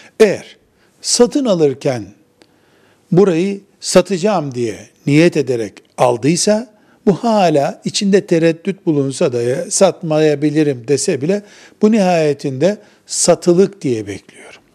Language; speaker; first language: Turkish; native; Turkish